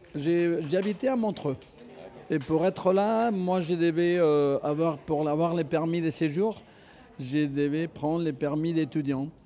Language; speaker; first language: French; non-native, fluent; Spanish